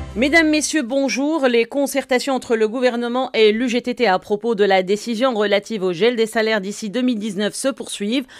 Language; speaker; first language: French; non-native, local second language; Arabic